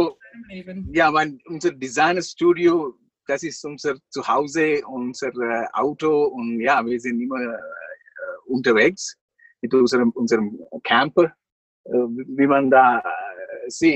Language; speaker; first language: German; non-native, fluent; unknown